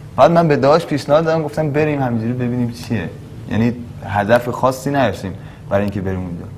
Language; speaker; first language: Persian; native; Persian